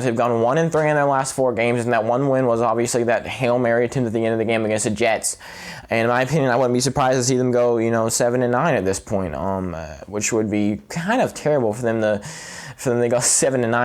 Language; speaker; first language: English; native; English